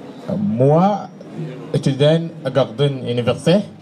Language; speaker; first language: French; non-native, learner; Arabic